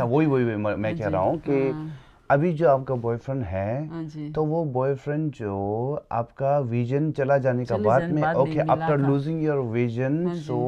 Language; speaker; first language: Hindi; non-native, local second language; Tibetan